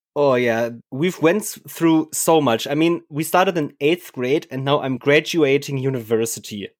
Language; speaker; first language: English; non-native, fluent; German